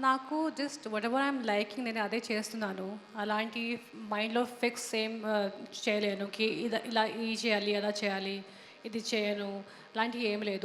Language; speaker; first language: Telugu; non-native, fluent; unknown